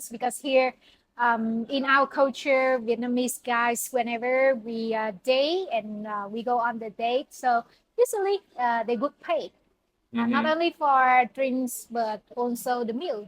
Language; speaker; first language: English; non-native, learner; Vietnamese